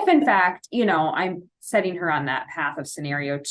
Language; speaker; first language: English; native; English